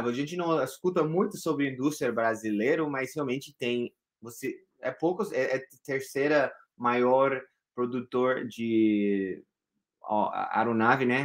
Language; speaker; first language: Portuguese; non-native, fluent; English